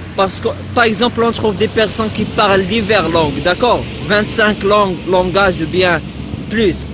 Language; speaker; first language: French; non-native, local second language; Arabic